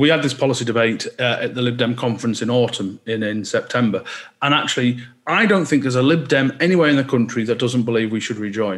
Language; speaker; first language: English; native; English